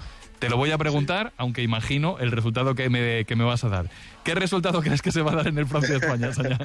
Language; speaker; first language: Spanish; native; Spanish